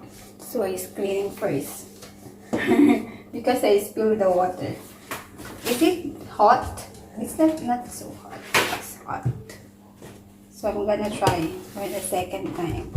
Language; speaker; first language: English; non-native, local second language; Filipino